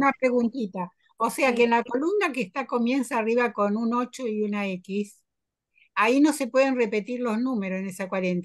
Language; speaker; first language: Spanish; native; Spanish